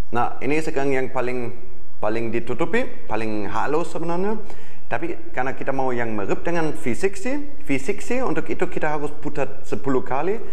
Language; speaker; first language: Indonesian; non-native, fluent; German